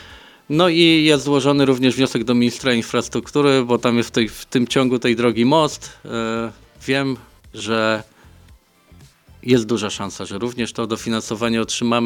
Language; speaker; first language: Polish; native; Polish